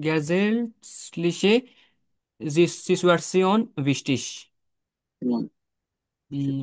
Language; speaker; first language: German; non-native, learner; Bangla